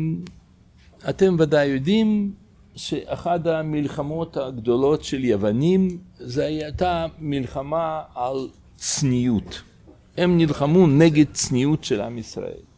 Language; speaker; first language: Hebrew; non-native, fluent; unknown